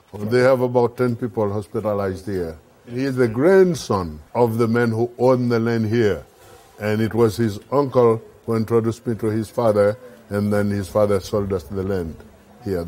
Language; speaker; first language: English; non-native, fluent; Haitian Creole